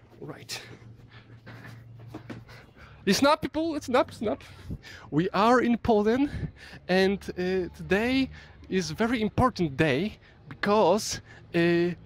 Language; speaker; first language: English; non-native, learner; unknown